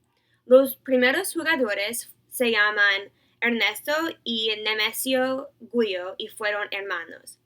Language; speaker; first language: Spanish; non-native, learner; English